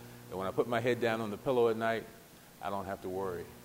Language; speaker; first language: English; native; English